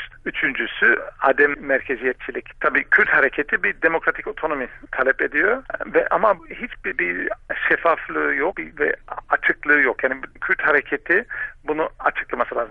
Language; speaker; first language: Turkish; non-native, fluent; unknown